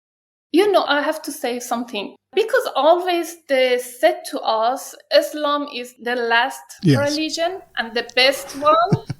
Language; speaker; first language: English; non-native, learner; Persian